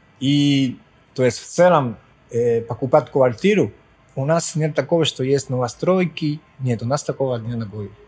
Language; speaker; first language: Russian; non-native, fluent; Spanish